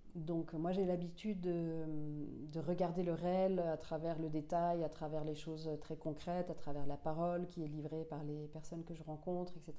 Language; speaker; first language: French; non-native, local second language; Finnish